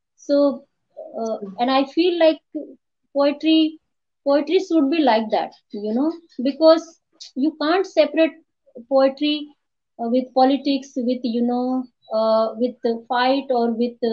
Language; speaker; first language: English; non-native, local second language; Hindi